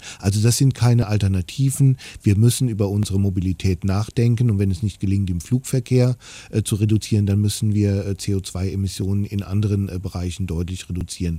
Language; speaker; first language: German; native; German